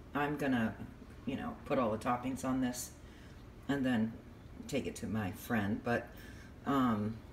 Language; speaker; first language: English; native; English